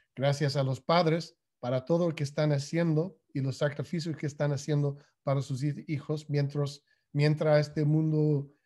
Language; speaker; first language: Spanish; non-native, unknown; English